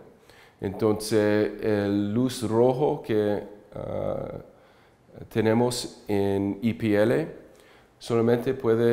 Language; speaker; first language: Spanish; early bilingual, heritage; English